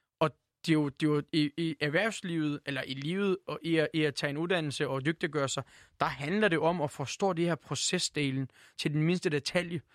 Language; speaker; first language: Danish; early bilingual, other home language; Turkish